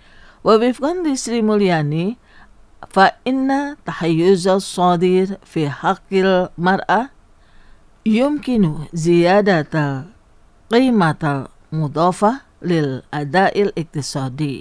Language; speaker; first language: Arabic; non-native, fluent; Indonesian